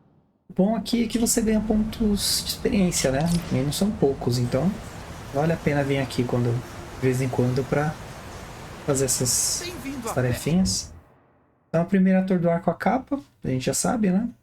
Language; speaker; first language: Portuguese; native; Portuguese